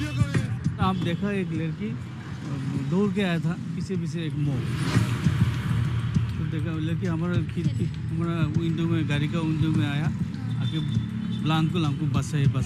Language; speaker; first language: Hindi; non-native, local second language; Assamese